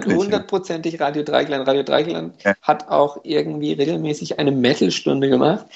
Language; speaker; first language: German; non-native, fluent; Hungarian